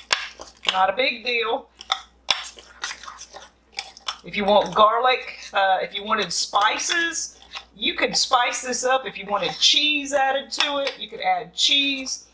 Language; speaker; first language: English; native; English